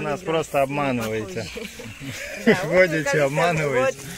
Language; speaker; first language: Russian; native; Russian